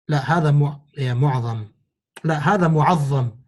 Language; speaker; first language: Arabic; non-native, fluent; English